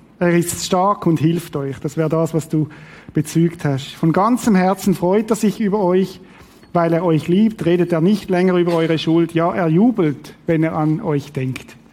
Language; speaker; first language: German; native; German